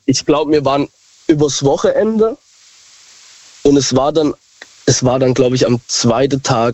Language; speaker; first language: German; native; German